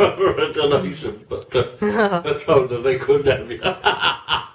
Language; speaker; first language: English; native; English